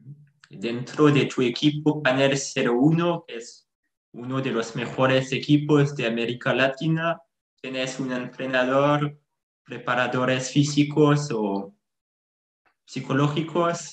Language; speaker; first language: Spanish; non-native, fluent; French